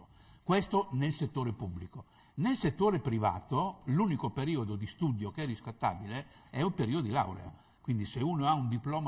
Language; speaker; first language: Italian; native; Italian